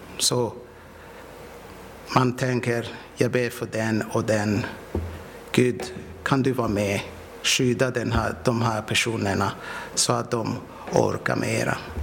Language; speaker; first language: Swedish; non-native, fluent; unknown